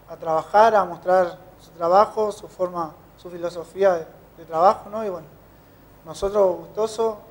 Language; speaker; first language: Spanish; native; Spanish